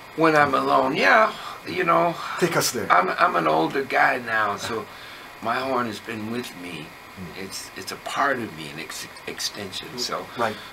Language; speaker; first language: English; native; English